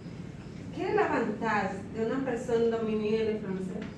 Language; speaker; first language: French; non-native, learner; Spanish